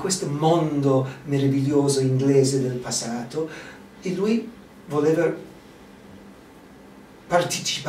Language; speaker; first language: Italian; non-native, fluent; English